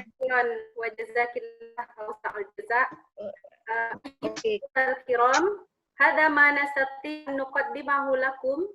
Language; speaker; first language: Arabic; non-native, fluent; Indonesian